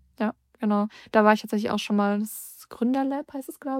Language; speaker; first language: German; native; German